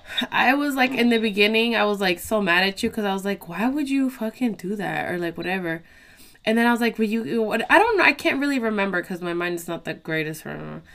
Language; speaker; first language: English; early bilingual, other home language; Spanish